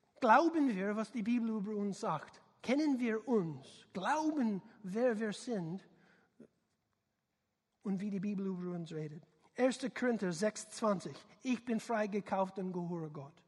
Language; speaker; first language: German; non-native, learner; English